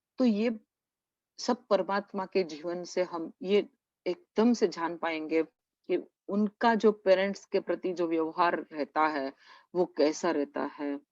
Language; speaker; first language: Hindi; non-native, local second language; Gujarati